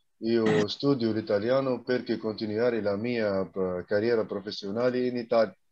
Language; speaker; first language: Italian; non-native, learner; Arabic